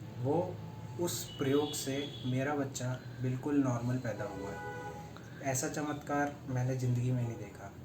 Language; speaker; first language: Hindi; native; Hindi